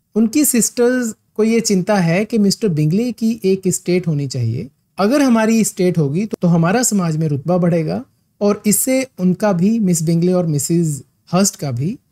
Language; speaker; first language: Hindi; non-native, local second language; Punjabi